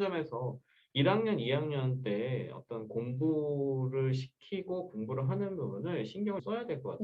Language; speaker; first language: Korean; native; Korean